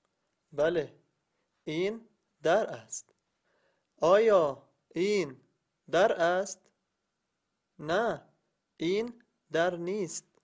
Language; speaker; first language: Persian; non-native, learner; Arabic